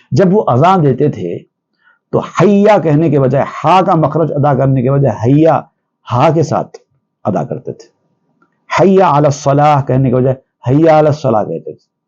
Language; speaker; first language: Urdu; native; Urdu